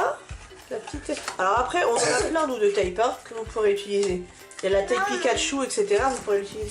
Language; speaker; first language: French; native; French